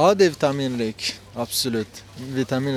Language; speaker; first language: Swedish; non-native, learner; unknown